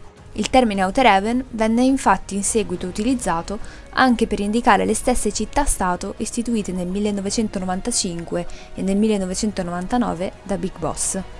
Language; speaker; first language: Italian; native; Italian